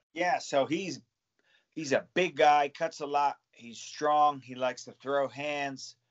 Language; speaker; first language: English; native; English